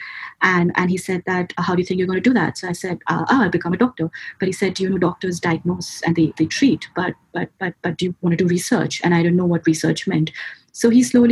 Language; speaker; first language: English; non-native, local second language; Hindi